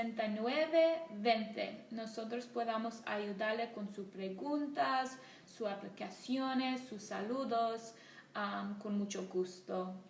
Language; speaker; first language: Spanish; non-native, learner; English